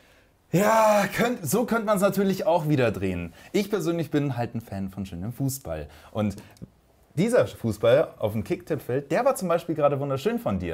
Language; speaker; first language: German; native; German